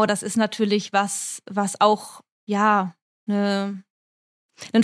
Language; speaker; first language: German; native; German